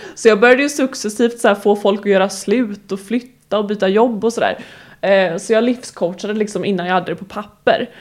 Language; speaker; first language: Swedish; native; Swedish